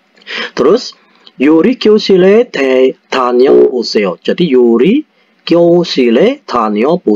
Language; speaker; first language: Korean; non-native, fluent; Indonesian